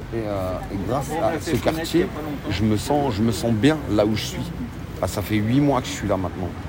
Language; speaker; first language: French; native; French